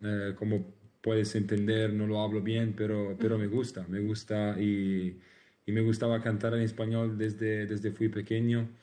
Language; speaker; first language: Spanish; non-native, learner; Italian